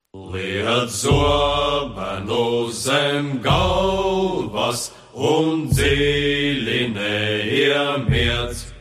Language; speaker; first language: Latvian; native; Latvian